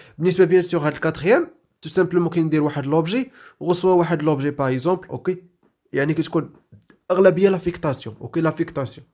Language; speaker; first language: French; non-native, local second language; Arabic